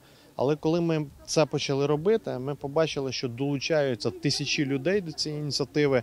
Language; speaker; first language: Ukrainian; native; Ukrainian